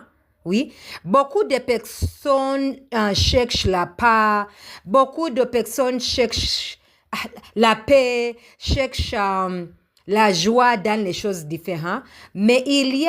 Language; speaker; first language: French; non-native, learner; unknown